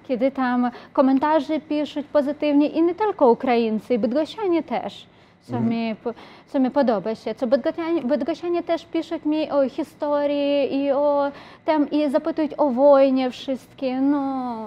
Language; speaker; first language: Polish; non-native, learner; Ukrainian